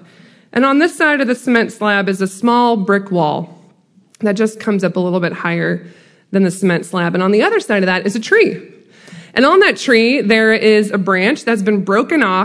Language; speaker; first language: English; native; English